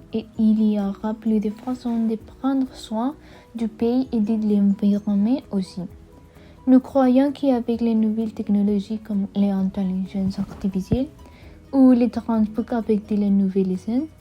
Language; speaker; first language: French; non-native, learner; Spanish